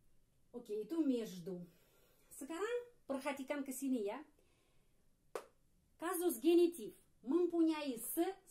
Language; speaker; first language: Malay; non-native, fluent; Russian